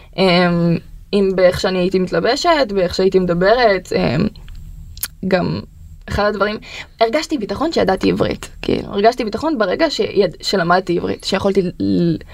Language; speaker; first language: Hebrew; early bilingual, other home language; Russian